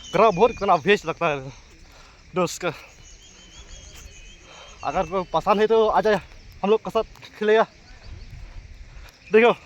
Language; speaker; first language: Hindi; non-native, local second language; Khasi